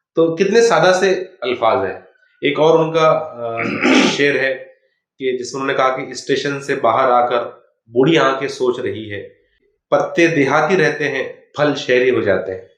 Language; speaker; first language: Urdu; native; Urdu